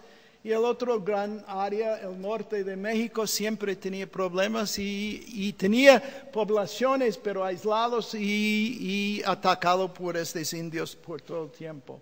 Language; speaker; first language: Spanish; non-native, fluent; English